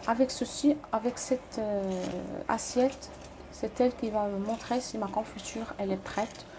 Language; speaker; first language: French; non-native, local second language; Arabic